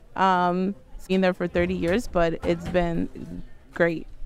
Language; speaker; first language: English; native; English